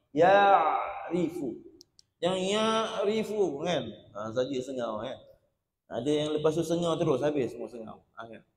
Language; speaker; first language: Malay; native; Malay